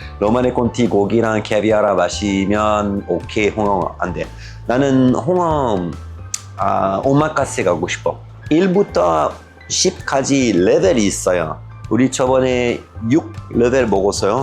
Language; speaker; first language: Korean; non-native, learner; French